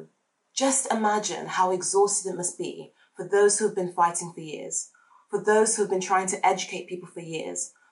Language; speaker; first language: English; native; English